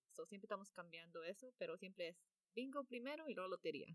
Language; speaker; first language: Spanish; early bilingual, heritage; Spanish